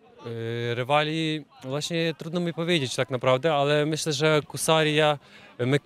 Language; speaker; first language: Polish; non-native, fluent; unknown